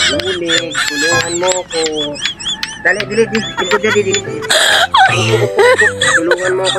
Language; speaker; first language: Filipino; non-native, local second language; Waray